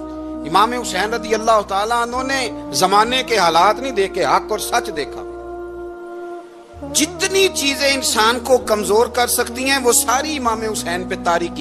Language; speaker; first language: Urdu; native; Urdu